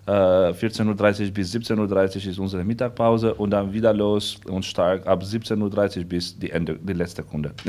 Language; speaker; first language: German; non-native, learner; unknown